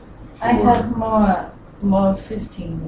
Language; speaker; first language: English; non-native, learner; Portuguese